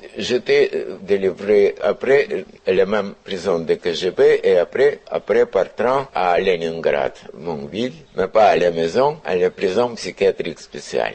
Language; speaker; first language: French; non-native, fluent; Russian